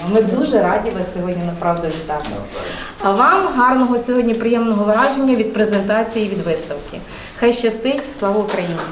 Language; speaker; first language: Ukrainian; native; Ukrainian